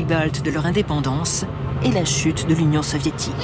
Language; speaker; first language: French; native; French